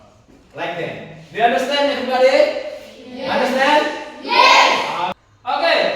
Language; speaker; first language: English; non-native, learner; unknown